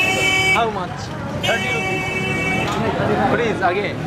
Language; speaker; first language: English; non-native, learner; Japanese